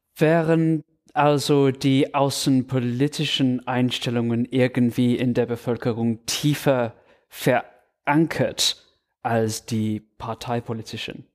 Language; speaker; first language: German; non-native, fluent; English